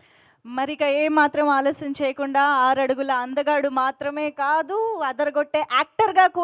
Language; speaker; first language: Telugu; native; Telugu